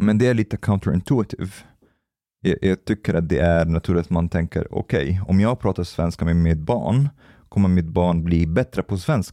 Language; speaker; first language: Swedish; native; Swedish